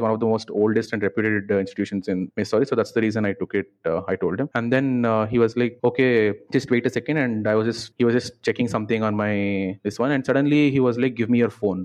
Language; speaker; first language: English; non-native, local second language; Kannada